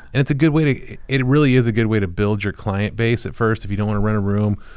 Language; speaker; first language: English; native; English